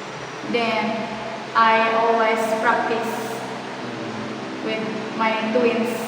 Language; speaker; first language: English; non-native, learner; Indonesian